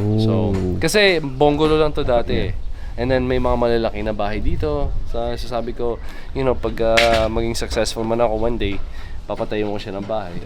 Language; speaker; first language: Filipino; non-native, local second language; Cebuano